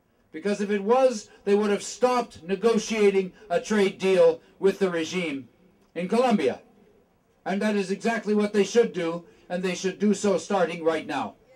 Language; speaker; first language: English; native; English